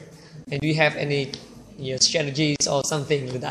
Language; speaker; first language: English; non-native, learner; Vietnamese